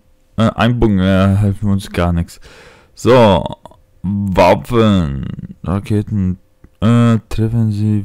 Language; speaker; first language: German; non-native, fluent; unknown